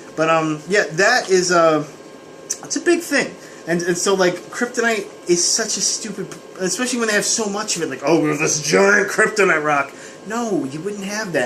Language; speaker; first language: English; native; English